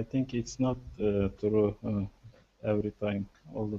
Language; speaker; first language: English; non-native, learner; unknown